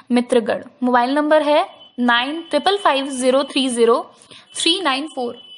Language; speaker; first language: Hindi; native; Hindi